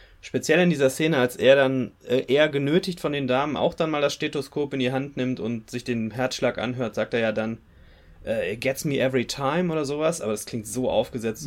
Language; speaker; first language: German; native; German